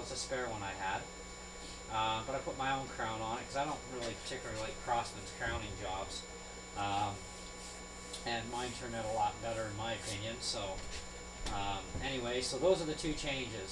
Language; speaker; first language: English; native; English